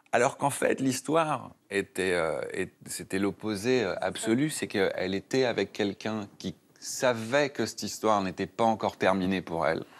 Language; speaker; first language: French; native; French